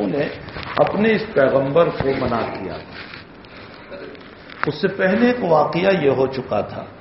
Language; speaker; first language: Urdu; native; Urdu